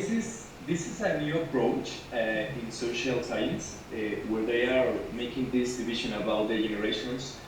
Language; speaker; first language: English; non-native, learner; Spanish